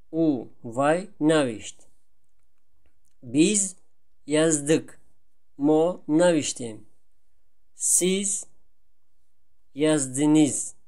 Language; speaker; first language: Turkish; non-native, fluent; Tajik